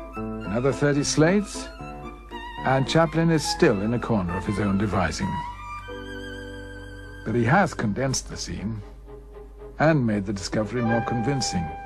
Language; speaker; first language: English; native; English